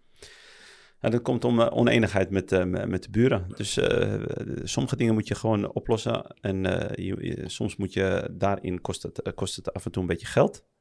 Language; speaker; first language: Dutch; early bilingual, other home language; Arabic